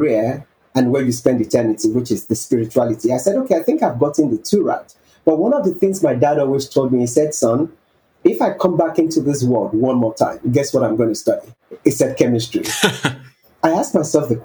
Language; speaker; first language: English; non-native, local second language; Yoruba